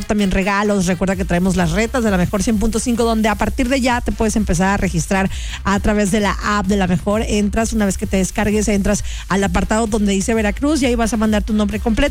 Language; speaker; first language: Spanish; native; Spanish